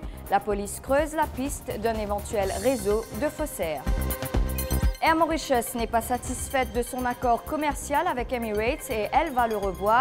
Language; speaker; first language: French; non-native, local second language; Morisyen